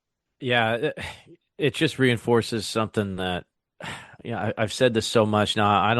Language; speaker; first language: English; native; English